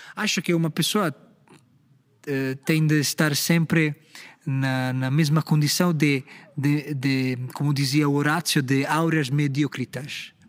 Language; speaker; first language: Portuguese; non-native, fluent; Italian